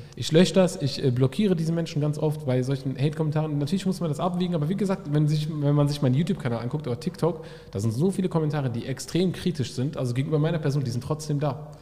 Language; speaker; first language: German; early bilingual, other home language; Arabic